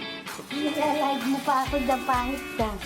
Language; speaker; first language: Filipino; native; Filipino